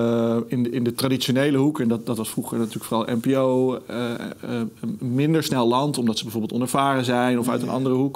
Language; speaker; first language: Dutch; native; Dutch